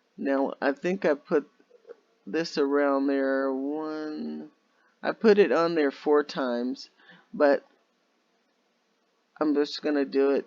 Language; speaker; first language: English; native; English